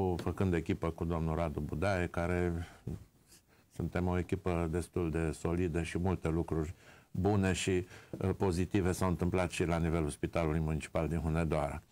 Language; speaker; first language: Romanian; native; Romanian